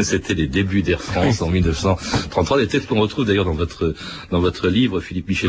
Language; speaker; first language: French; native; French